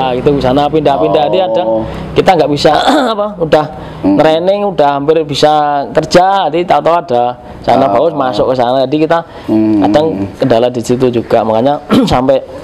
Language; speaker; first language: Indonesian; native; Indonesian